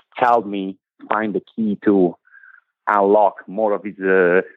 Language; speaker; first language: English; non-native, fluent; Italian